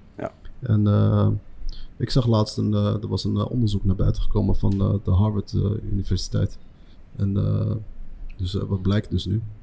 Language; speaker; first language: Dutch; early bilingual, other home language; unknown